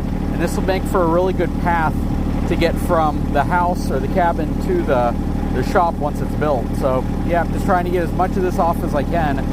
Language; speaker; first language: English; native; English